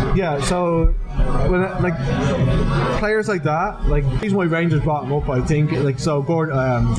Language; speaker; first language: English; native; English